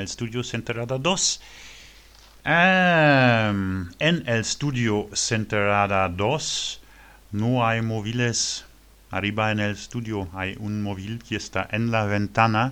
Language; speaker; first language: Spanish; non-native, learner; French